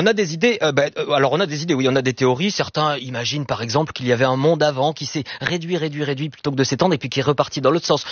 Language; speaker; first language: French; native; French